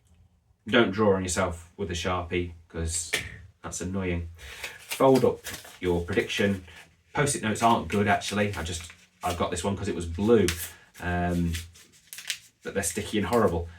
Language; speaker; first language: English; native; English